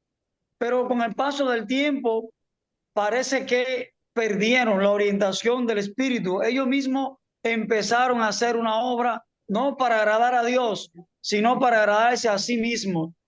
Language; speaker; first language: Spanish; native; Spanish